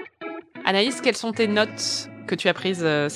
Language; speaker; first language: French; native; French